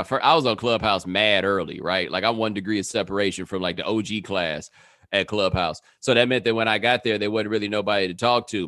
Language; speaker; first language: English; native; English